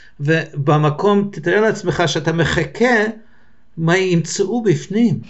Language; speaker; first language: Hebrew; non-native, fluent; English